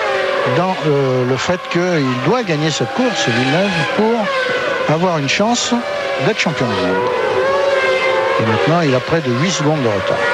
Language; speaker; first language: French; native; French